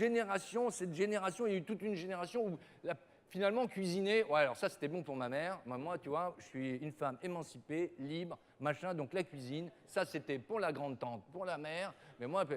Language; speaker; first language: French; native; French